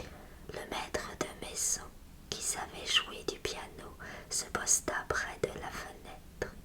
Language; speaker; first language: French; native; French